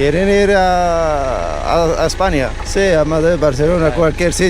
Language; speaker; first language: Spanish; non-native, learner; Arabic